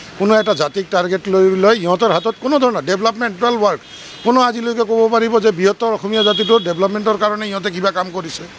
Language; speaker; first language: Assamese; non-native, local second language; Bangla